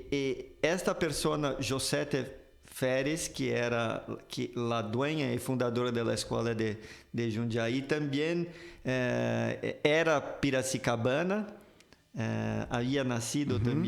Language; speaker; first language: Spanish; non-native, fluent; Portuguese